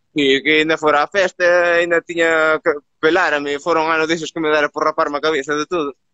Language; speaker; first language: Galician; native; Galician